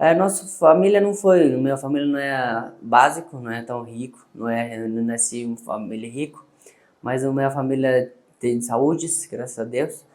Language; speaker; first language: Portuguese; non-native, learner; Persian